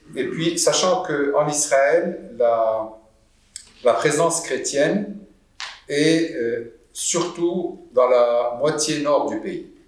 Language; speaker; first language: French; non-native, local second language; Arabic